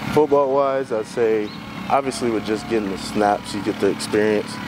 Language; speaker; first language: English; native; English